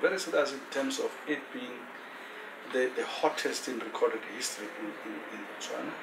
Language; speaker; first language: English; non-native, local second language; Tswana